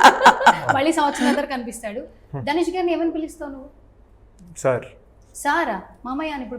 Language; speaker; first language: Telugu; native; Telugu